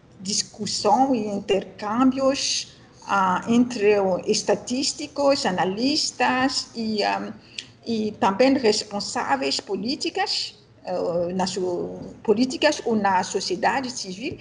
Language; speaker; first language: Portuguese; non-native, learner; French